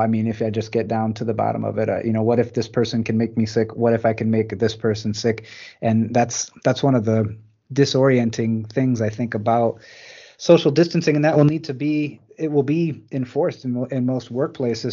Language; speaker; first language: English; native; English